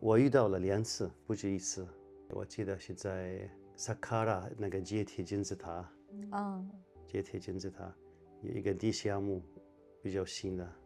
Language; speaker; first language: Chinese; non-native, fluent; Arabic